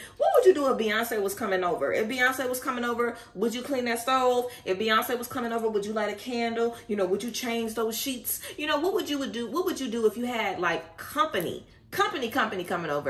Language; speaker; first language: English; native; English